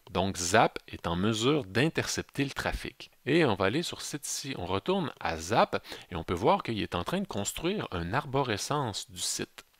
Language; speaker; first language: French; native; French